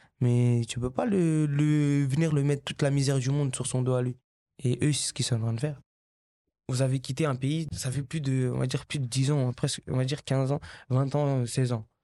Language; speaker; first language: French; early bilingual, other home language; Kabuverdianu